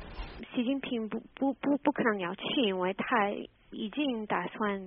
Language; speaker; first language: Chinese; non-native, fluent; English